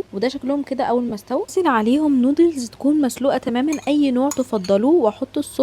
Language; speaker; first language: Arabic; native; Arabic